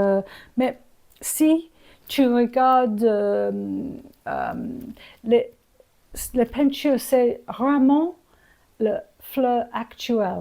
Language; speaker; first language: French; non-native, learner; English